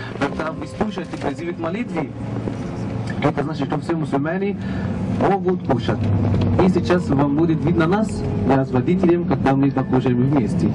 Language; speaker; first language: Russian; non-native, fluent; Arabic